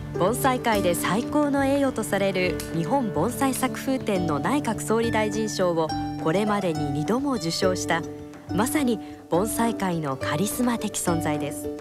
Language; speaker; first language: Japanese; native; Japanese